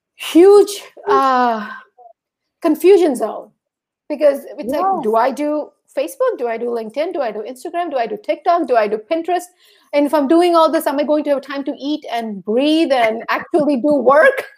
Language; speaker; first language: English; early bilingual, other home language; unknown